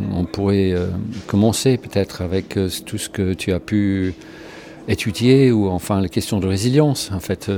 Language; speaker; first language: French; native; French